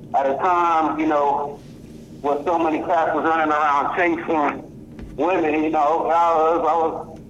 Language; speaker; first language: English; native; English